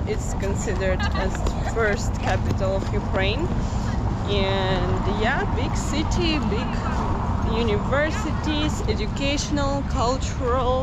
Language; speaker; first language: English; non-native, fluent; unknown